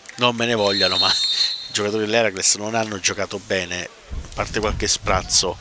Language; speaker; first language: Italian; native; Italian